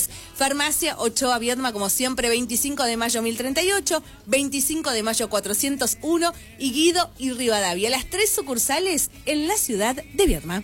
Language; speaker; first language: Spanish; native; Spanish